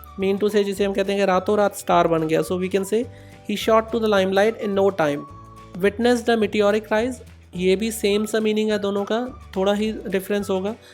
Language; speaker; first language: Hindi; non-native, local second language; Punjabi